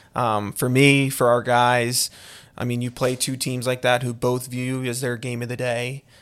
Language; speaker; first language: English; native; English